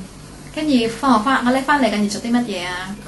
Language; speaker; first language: Cantonese; native; Cantonese